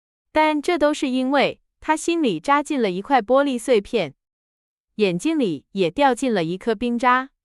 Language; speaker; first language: Chinese; native; Chinese